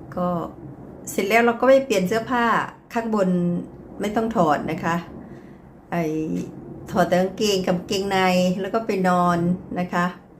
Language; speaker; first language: Thai; native; Thai